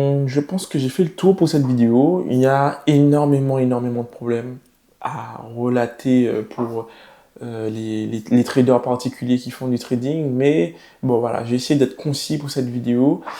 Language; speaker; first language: French; native; French